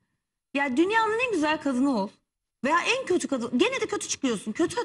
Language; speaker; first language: Turkish; native; Turkish